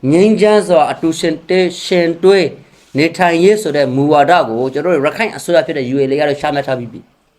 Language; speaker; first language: Burmese; non-native, local second language; Rohingya